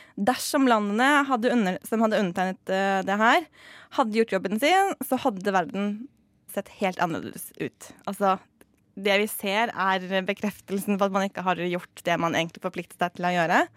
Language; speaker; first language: Norwegian; native; Norwegian